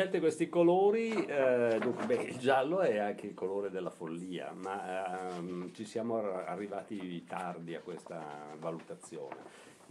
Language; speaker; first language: Italian; native; Italian